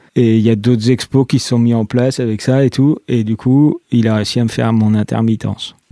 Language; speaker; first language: French; native; French